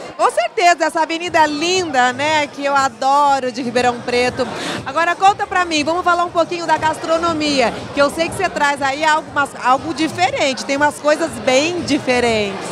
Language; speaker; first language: Portuguese; native; Portuguese